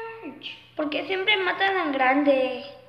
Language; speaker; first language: Spanish; native; Spanish